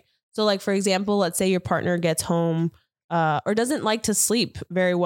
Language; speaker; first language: English; early bilingual, other home language; Spanish